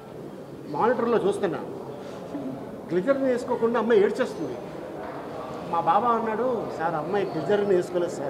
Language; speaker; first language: Telugu; native; Telugu